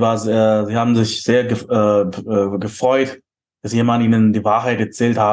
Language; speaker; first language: German; non-native, fluent; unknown